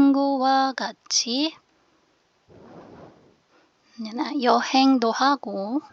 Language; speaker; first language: Korean; non-native, fluent; Filipino